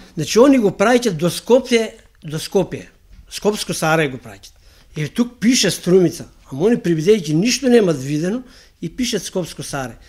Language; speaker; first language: Macedonian; native; Macedonian